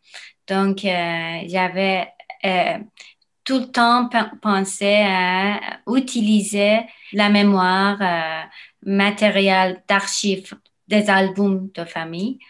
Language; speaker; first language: French; non-native, learner; Persian